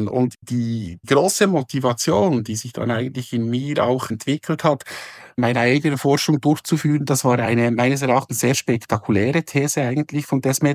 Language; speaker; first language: German; native; German